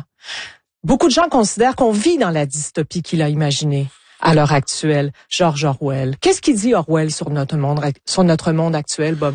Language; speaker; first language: French; native; French